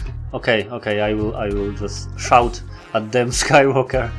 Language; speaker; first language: English; non-native, learner; Polish